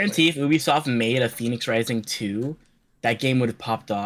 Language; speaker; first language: English; native; English